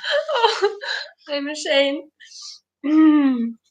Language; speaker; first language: English; non-native, learner; Ukrainian